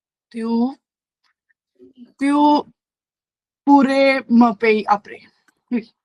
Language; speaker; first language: French; non-native, learner; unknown